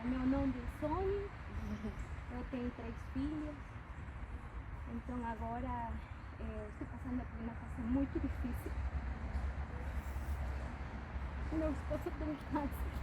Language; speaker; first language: Portuguese; non-native, fluent; Spanish